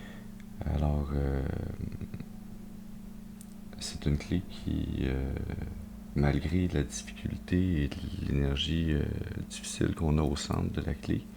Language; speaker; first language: French; native; French